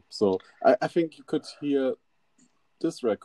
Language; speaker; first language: English; non-native, fluent; German